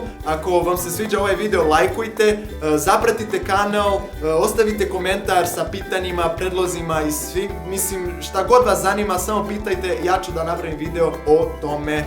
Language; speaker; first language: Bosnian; non-native, fluent; Portuguese